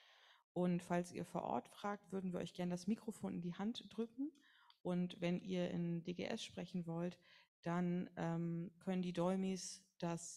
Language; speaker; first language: German; native; German